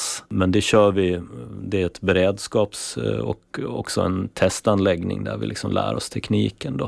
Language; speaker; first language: Swedish; native; Swedish